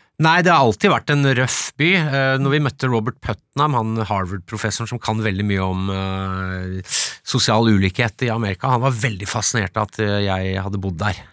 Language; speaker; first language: Norwegian; early bilingual, other home language; English